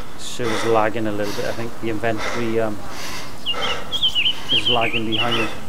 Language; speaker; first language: English; native; English